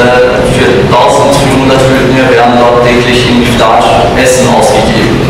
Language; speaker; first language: German; non-native, fluent; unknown